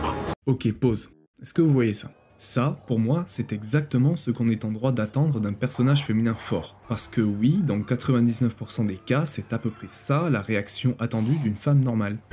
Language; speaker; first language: French; native; French